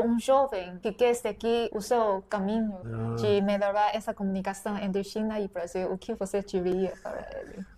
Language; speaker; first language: Portuguese; non-native, fluent; Chinese